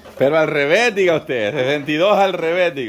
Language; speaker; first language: Spanish; native; Spanish